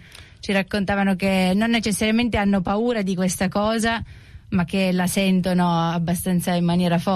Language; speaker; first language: Italian; native; Italian